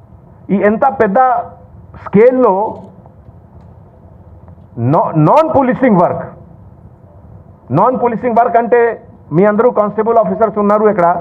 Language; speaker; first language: Telugu; non-native, local second language; Hindi